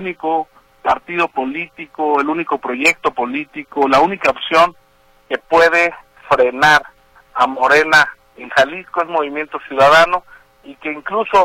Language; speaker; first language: Spanish; native; Spanish